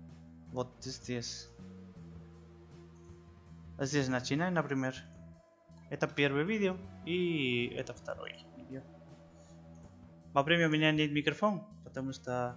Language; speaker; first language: Russian; non-native, learner; Spanish